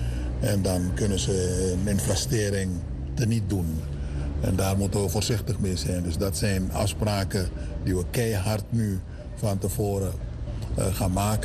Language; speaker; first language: Dutch; native; Dutch